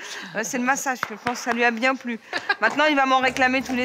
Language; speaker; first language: French; native; French